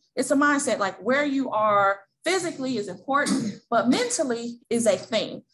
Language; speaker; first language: English; native; English